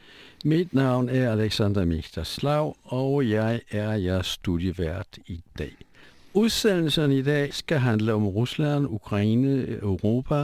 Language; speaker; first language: Danish; non-native, fluent; Polish